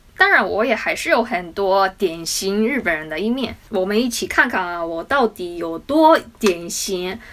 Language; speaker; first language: Chinese; non-native, fluent; Japanese